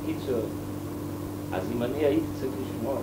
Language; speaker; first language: Hebrew; non-native, fluent; German